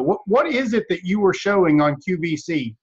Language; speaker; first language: English; native; English